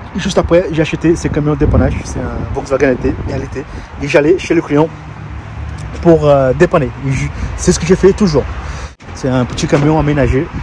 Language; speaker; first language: French; non-native, fluent; Portuguese